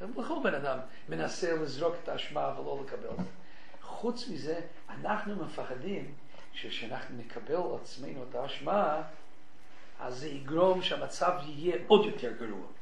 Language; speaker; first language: Hebrew; non-native, fluent; English